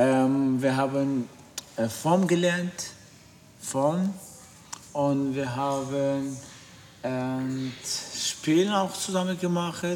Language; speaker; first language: German; non-native, learner; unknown